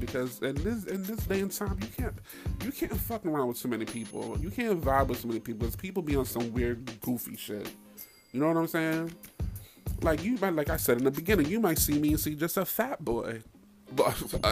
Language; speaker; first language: English; native; English